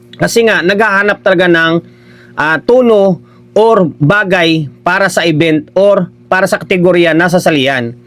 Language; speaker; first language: Filipino; non-native, local second language; Hiligaynon